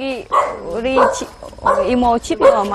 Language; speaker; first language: Korean; non-native, learner; Vietnamese